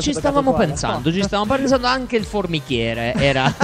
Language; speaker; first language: Italian; native; Italian